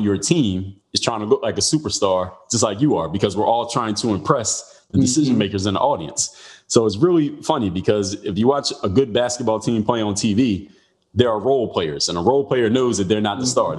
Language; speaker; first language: English; native; English